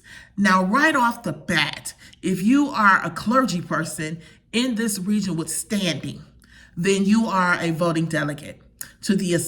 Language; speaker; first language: English; native; English